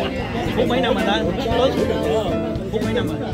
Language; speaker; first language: Vietnamese; native; Vietnamese